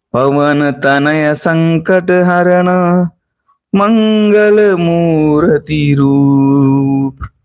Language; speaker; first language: Hindi; non-native, local second language; Marathi